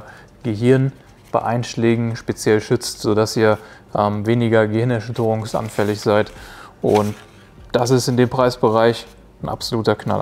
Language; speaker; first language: German; native; German